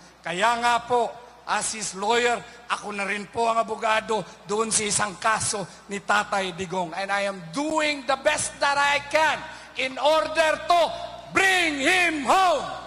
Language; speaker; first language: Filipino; non-native, local second language; Cebuano